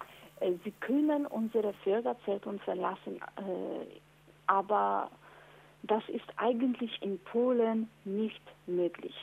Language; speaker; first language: German; non-native, learner; Polish